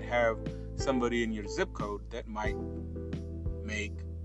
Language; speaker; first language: English; non-native, local second language; Urdu